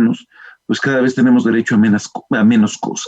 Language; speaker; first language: Spanish; native; Spanish